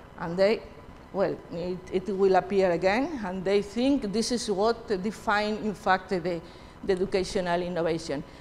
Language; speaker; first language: English; non-native, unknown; Spanish